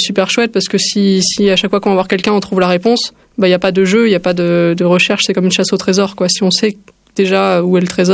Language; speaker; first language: French; native; French